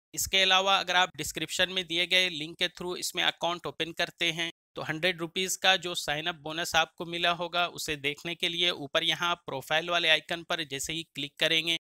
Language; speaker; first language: Hindi; native; Hindi